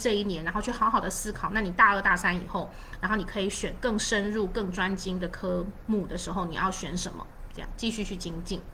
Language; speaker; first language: Chinese; native; Chinese